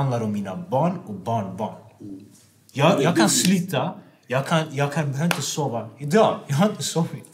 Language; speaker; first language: Swedish; non-native, local second language; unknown